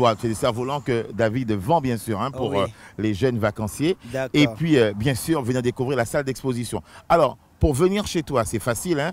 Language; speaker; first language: French; native; French